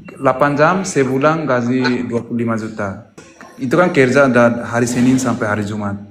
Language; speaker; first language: Indonesian; non-native, local second language; Tetum